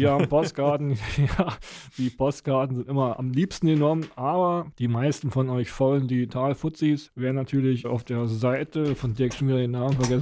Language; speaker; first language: German; native; German